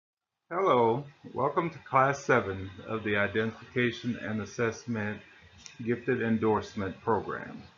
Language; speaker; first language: English; native; English